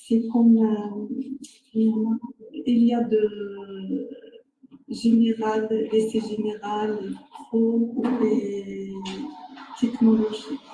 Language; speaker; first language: French; non-native, learner; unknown